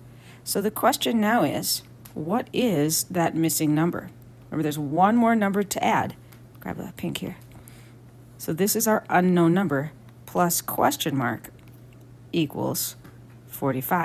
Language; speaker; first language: English; native; English